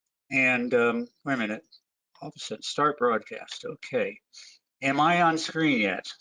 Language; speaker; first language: English; native; English